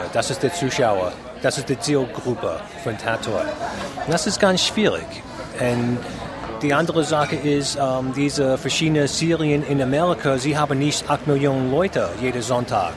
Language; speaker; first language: German; non-native, fluent; English